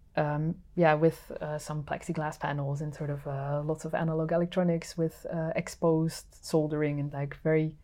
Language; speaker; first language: English; non-native, fluent; Dutch